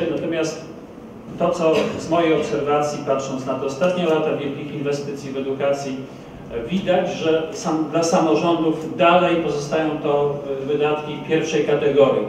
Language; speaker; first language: Polish; native; Polish